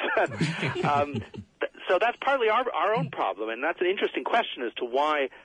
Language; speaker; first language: English; native; English